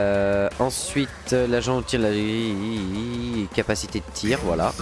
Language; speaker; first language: French; native; French